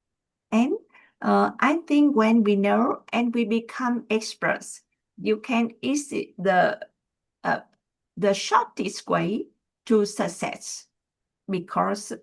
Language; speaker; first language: English; non-native, learner; Vietnamese